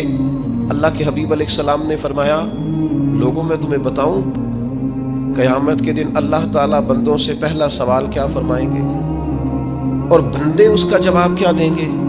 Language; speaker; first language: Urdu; non-native, local second language; Punjabi